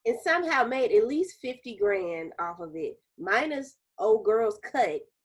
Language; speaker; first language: English; native; English